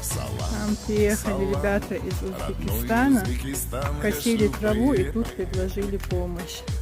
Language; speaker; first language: Russian; non-native, local second language; Chechen